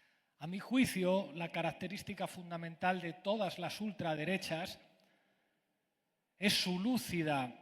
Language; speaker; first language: Spanish; native; Spanish